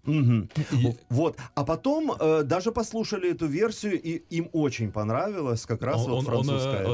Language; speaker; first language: Russian; native; Russian